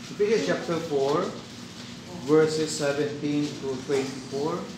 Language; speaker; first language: Filipino; non-native, local second language; Bikol